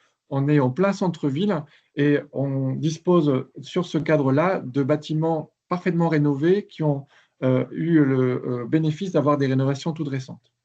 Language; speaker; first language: French; native; French